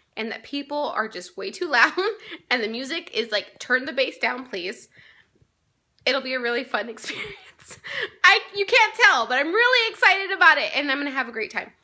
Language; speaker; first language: English; native; English